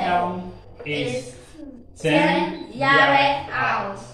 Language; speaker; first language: German; non-native, learner; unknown